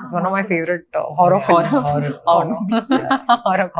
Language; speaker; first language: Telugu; non-native, fluent; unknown